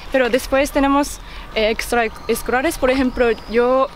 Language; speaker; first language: Spanish; non-native, learner; Japanese